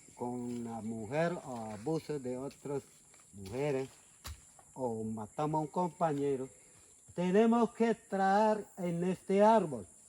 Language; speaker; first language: Spanish; non-native, local second language; Ticuna